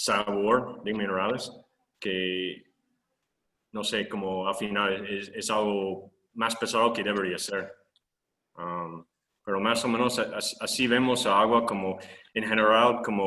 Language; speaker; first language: Spanish; non-native, fluent; English